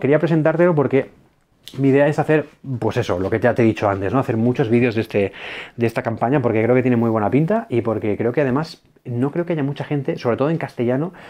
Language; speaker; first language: Spanish; native; Spanish